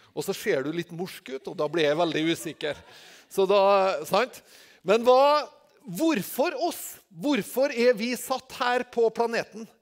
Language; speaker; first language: Norwegian; native; Norwegian